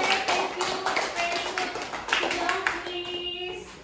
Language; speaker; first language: English; non-native, local second language; Indonesian